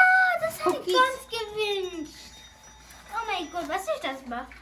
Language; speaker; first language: German; non-native, learner; Tibetan